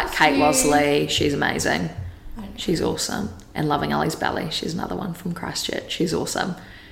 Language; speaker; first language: English; native; English